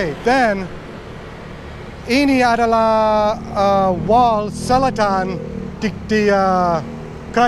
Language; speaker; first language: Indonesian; non-native, learner; English